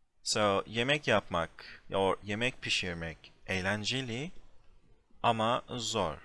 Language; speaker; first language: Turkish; non-native, fluent; English